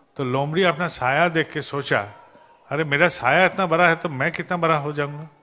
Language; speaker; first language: Hindi; non-native, local second language; Bangla